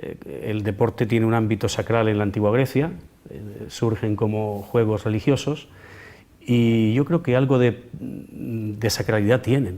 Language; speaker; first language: Spanish; native; Spanish